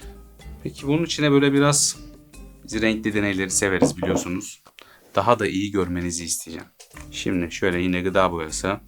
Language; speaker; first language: Turkish; native; Turkish